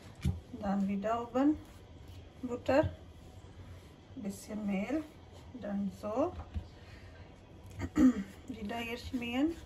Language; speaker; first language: German; non-native, learner; Urdu